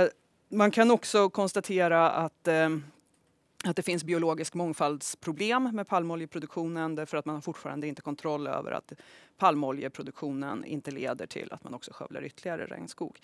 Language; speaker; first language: Swedish; native; Swedish